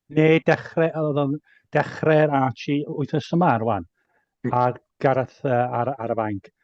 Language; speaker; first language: Welsh; native; Welsh